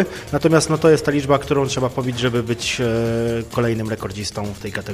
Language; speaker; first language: Polish; native; Polish